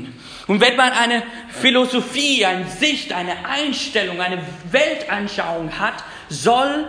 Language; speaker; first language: German; non-native, fluent; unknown